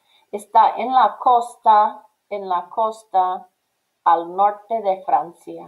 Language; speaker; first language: Spanish; non-native, fluent; English